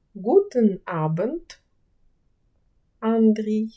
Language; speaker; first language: German; non-native, fluent; Ukrainian